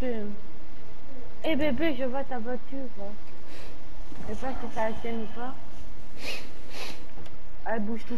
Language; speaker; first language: French; non-native, local second language; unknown